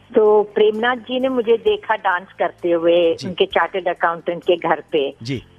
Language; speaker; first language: Hindi; non-native, local second language; Gujarati